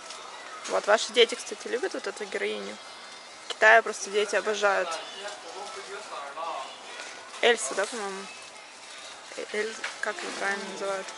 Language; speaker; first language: Russian; native; Russian